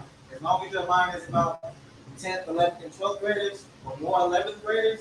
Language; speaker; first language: English; native; English